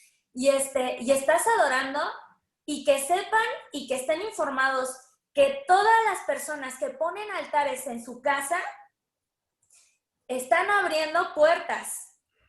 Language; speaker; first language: Spanish; native; Spanish